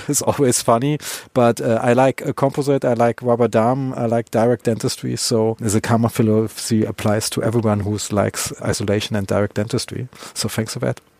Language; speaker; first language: English; non-native, fluent; German